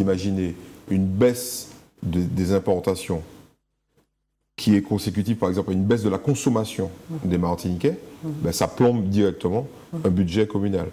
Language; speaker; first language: French; native; French